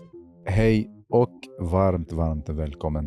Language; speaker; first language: Swedish; non-native, fluent; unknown